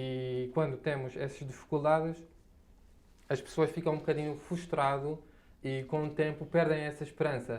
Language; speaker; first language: Portuguese; non-native, fluent; Arabic